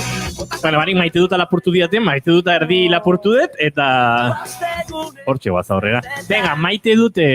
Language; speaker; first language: Basque; native; Basque